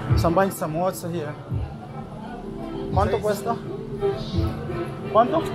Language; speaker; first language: Spanish; non-native, learner; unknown